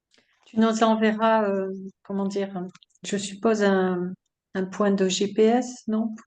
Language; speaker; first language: French; native; French